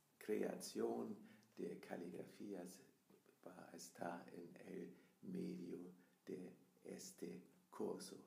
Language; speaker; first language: Spanish; non-native, fluent; German